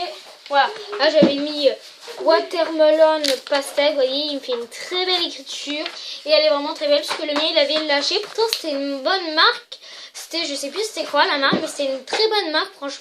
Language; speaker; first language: French; native; French